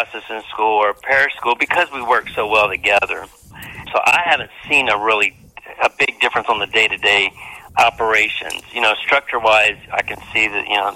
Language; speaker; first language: English; native; English